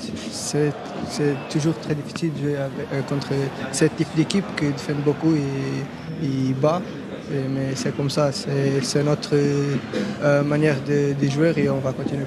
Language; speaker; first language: French; non-native, fluent; Portuguese